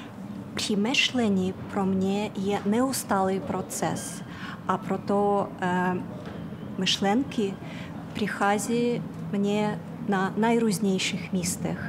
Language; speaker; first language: Czech; non-native, fluent; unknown